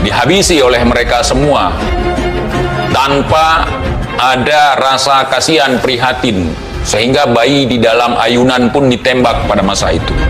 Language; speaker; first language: Indonesian; native; Indonesian